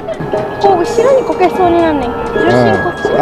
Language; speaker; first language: Japanese; native; Japanese